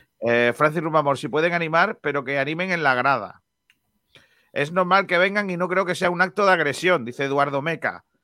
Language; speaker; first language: Spanish; native; Spanish